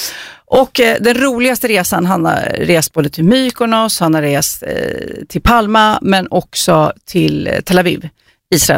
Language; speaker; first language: Swedish; native; Swedish